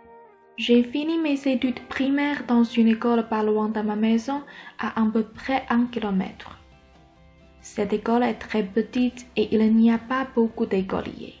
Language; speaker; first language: French; non-native, learner; Chinese